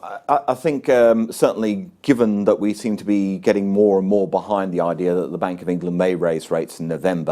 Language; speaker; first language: English; native; English